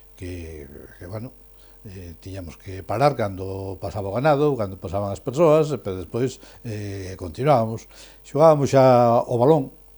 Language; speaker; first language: Galician; native; Galician